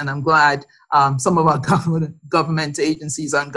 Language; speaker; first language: English; non-native, local second language; Yoruba